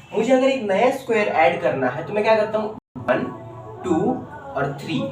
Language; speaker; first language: Hindi; non-native, local second language; Marathi